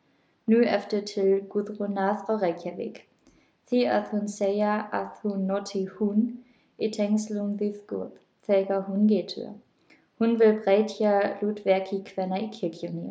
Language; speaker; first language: Icelandic; non-native, learner; German